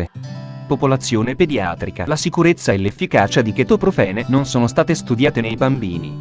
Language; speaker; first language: Italian; native; Italian